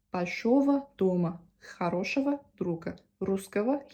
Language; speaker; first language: Russian; non-native, fluent; Turkish